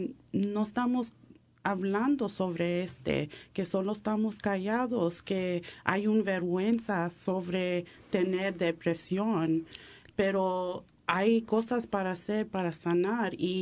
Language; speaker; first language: Spanish; early bilingual, heritage; English